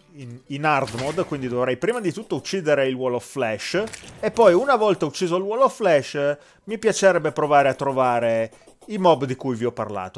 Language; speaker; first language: Italian; native; Italian